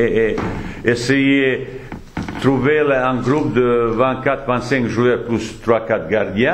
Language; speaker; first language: French; non-native, fluent; Bosnian